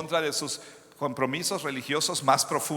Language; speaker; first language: Spanish; non-native, fluent; English